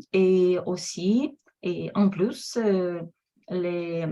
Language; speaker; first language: French; non-native, fluent; Russian